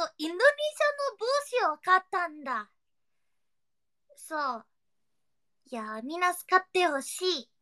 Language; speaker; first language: Japanese; non-native, learner; Indonesian